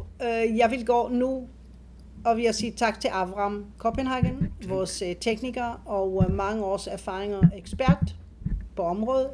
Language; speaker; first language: Danish; non-native, fluent; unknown